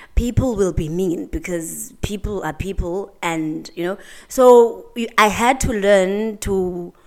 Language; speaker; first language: English; non-native, local second language; Xhosa